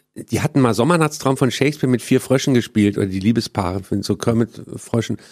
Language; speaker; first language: German; native; German